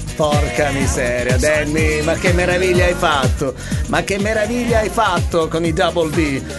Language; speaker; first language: Italian; native; Italian